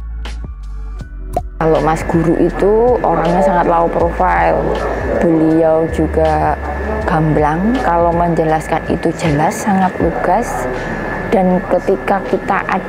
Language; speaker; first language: Indonesian; native; Indonesian